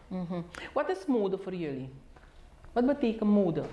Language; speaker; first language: Dutch; non-native, local second language; Papiamento